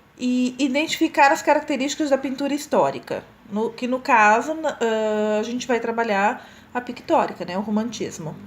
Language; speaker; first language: Portuguese; native; Portuguese